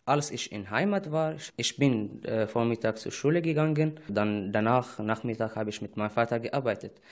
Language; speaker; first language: German; non-native, learner; Arabic